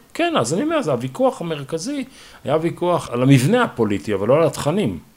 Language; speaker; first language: Hebrew; native; Hebrew